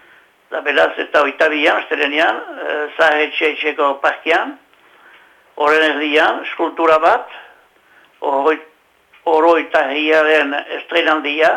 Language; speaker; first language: Basque; native; Basque